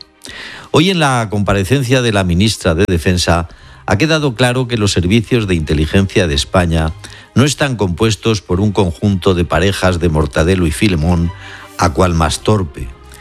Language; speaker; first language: Spanish; native; Spanish